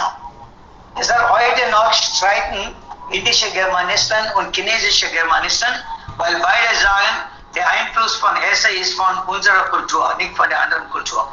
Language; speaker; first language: German; non-native, fluent; Tamil